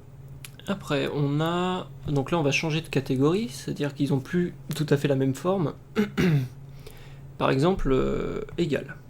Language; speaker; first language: French; native; French